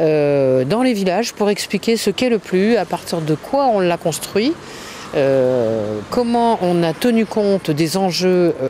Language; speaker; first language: French; native; French